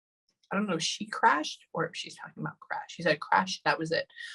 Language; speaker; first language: English; native; English